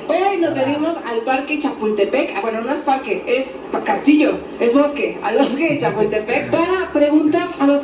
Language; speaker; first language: Spanish; native; Spanish